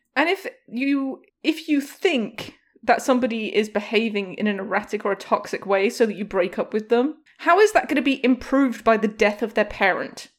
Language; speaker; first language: English; native; English